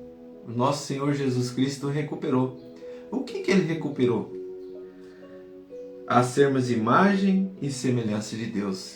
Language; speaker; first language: Portuguese; native; Portuguese